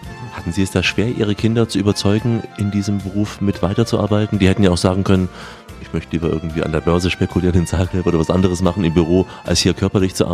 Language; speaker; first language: German; native; German